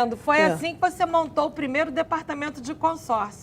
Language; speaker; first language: Portuguese; native; Portuguese